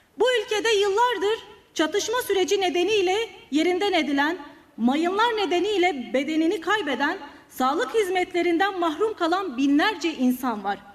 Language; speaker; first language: Turkish; non-native, local second language; Kurdish